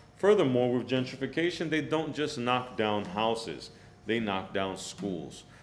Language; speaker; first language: English; early bilingual, other home language; Spanish